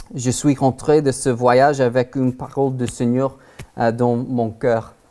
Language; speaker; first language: French; non-native, learner; English